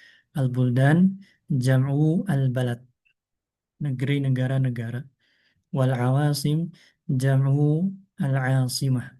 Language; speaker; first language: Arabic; non-native, fluent; Indonesian